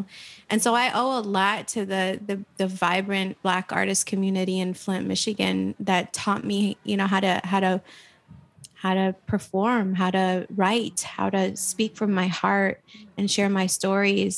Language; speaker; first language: English; native; English